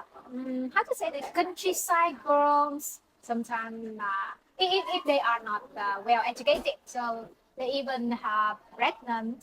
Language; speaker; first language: English; non-native, learner; Vietnamese